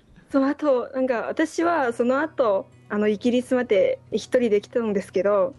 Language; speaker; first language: Japanese; non-native, fluent; Chinese